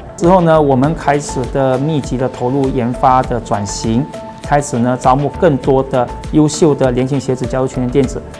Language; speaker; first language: Chinese; native; Chinese